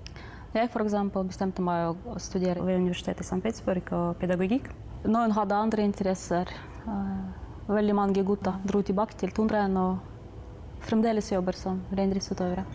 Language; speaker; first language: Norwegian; non-native, fluent; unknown